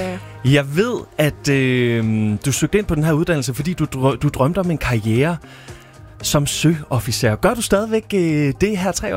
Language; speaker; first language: Danish; native; Danish